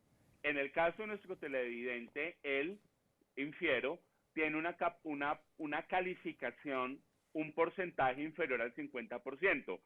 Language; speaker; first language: Spanish; native; Spanish